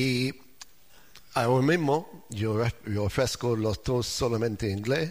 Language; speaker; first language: Spanish; non-native, learner; English